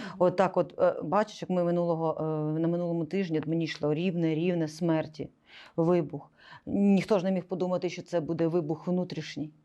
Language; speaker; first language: Ukrainian; non-native, local second language; Russian